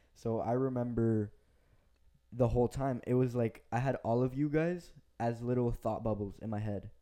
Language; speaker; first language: English; early bilingual, other home language; Spanish